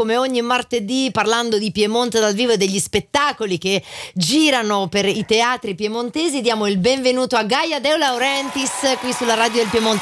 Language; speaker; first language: Italian; native; Italian